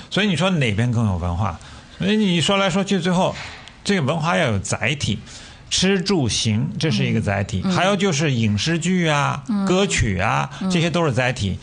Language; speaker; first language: Chinese; native; Chinese